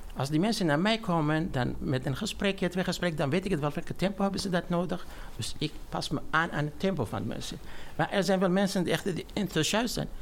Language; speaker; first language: Dutch; non-native, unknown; Armenian